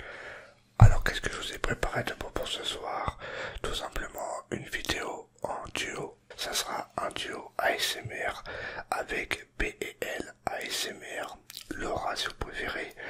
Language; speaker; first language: French; native; French